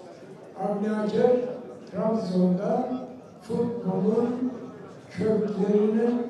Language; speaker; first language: Turkish; native; Turkish